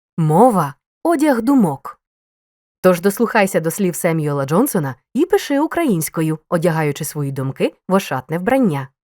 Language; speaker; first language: Ukrainian; native; Ukrainian